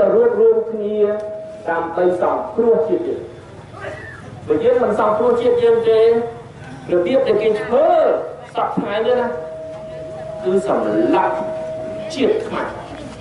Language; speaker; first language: Khmer; native; Khmer